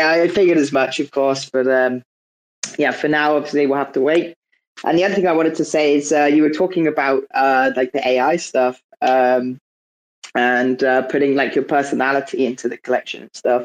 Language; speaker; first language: English; native; English